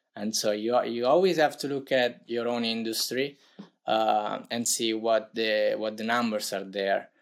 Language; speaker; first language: English; non-native, fluent; Italian